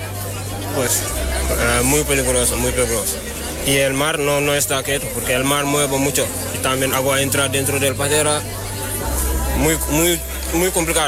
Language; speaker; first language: Spanish; non-native, learner; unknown